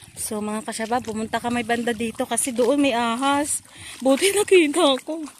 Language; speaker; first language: Filipino; non-native, local second language; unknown